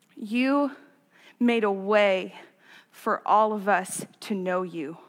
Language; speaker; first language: English; native; English